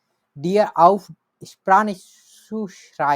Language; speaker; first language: German; non-native, fluent; Bangla